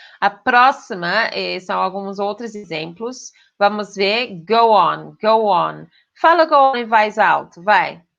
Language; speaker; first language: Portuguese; non-native, fluent; English